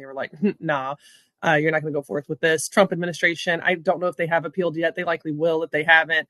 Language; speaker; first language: English; native; English